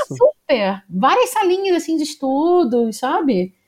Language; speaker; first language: Portuguese; native; Portuguese